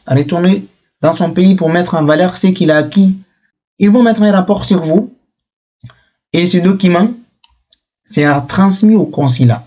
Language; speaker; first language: French; non-native, local second language; Fula